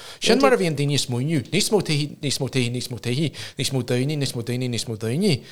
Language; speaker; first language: Irish; non-native, local second language; English